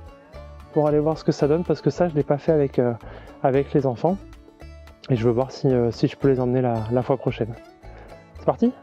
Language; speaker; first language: French; native; French